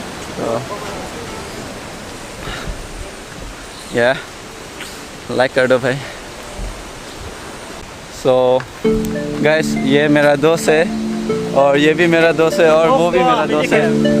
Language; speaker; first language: Hindi; non-native, local second language; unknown